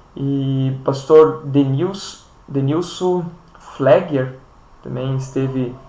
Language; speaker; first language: Portuguese; native; Portuguese